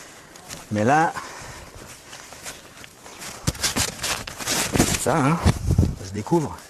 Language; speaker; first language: French; native; French